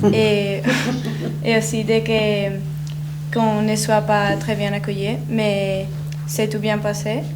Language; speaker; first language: French; non-native, learner; Italian